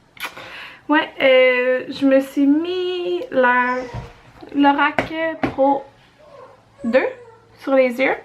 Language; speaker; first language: French; native; French